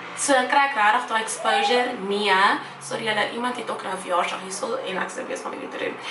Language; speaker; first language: Afrikaans; native; Afrikaans